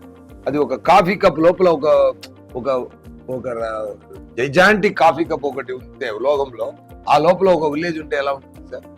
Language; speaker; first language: Telugu; non-native, fluent; Tamil